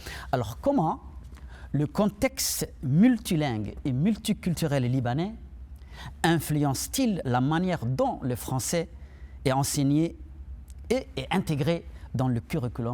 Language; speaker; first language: French; non-native, local second language; Somali